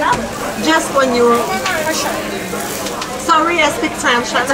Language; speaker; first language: English; non-native, learner; French